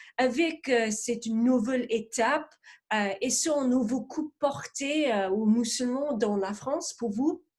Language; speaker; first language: French; non-native, fluent; English